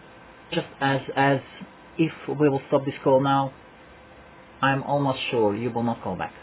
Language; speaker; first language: English; non-native, fluent; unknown